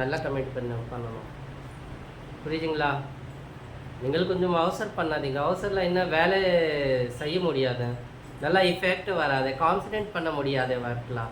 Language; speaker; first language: Tamil; non-native, local second language; Urdu